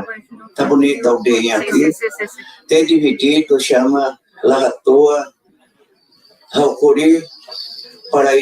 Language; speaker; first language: Portuguese; non-native, local second language; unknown